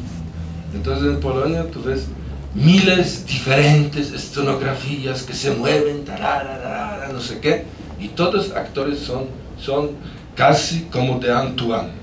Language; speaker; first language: Spanish; non-native, fluent; Polish